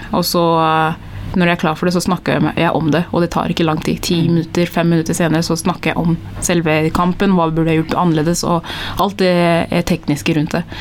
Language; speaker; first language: Norwegian; early bilingual, other home language; Tigrinya